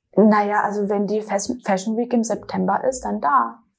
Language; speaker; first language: German; native; German